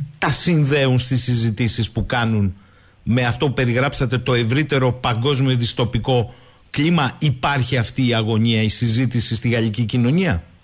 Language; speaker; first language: Greek; native; Greek